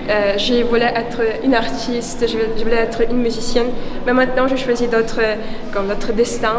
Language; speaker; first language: French; non-native, fluent; Ukrainian